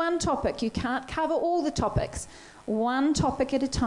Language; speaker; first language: English; native; English